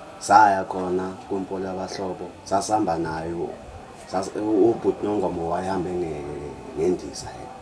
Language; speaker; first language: Zulu; native; Zulu